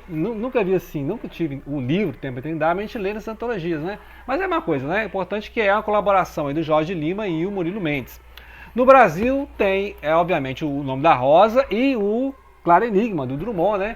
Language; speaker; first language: Portuguese; native; Portuguese